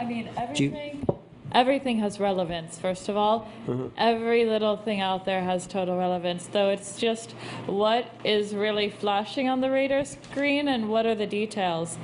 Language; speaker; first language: English; native; English